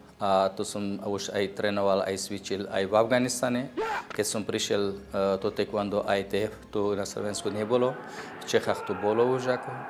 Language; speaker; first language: Slovak; non-native, fluent; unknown